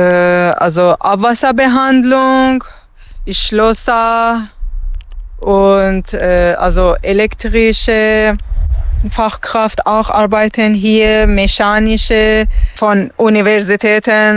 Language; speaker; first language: German; non-native, learner; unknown